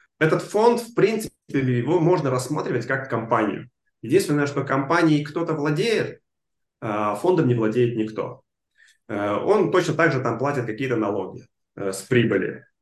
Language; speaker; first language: Russian; non-native, local second language; Armenian